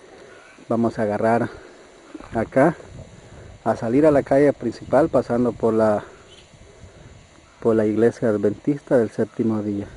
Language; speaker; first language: Spanish; native; Spanish